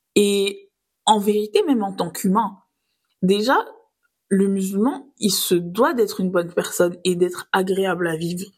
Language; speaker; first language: French; native; French